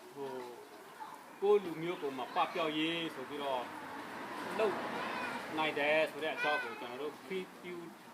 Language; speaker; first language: Burmese; non-native, local second language; Western Kayah